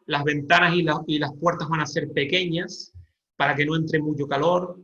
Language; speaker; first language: Spanish; native; Spanish